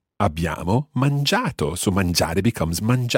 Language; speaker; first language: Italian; non-native, fluent; English